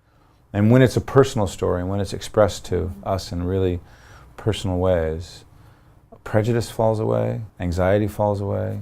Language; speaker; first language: English; native; English